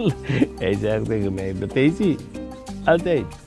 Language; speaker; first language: Dutch; non-native, local second language; Papiamento